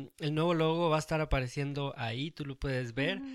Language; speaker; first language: Spanish; early bilingual, heritage; Spanish